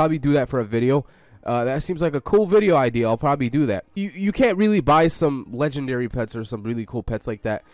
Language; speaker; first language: English; native; English